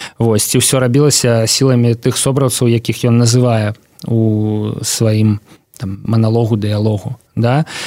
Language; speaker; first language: Belarusian; native; Belarusian